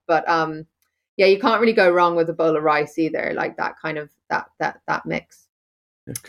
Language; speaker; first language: English; native; English